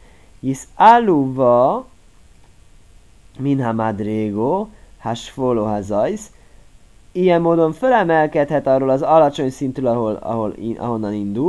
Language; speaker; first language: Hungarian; native; Hungarian